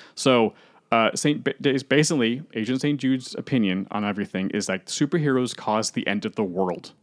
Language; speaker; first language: English; native; English